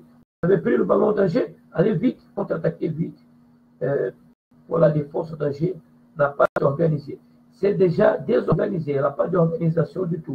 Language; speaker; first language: French; non-native, fluent; Portuguese